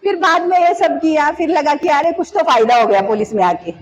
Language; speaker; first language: Hindi; non-native, local second language; Marathi